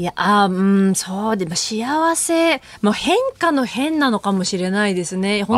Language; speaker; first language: Japanese; native; Japanese